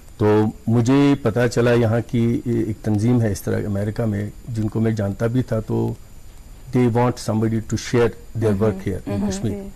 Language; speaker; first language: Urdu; non-native, local second language; Kashmiri